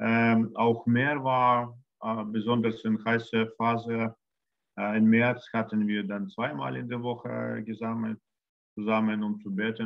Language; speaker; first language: German; non-native, learner; Russian